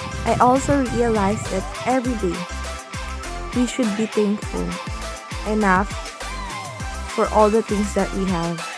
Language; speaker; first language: English; non-native, local second language; Filipino